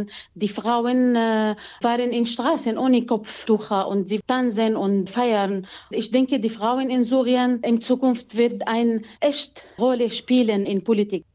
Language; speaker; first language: German; non-native, learner; Arabic